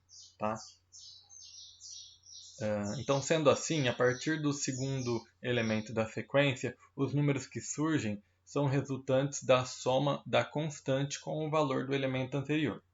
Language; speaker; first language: Portuguese; native; Portuguese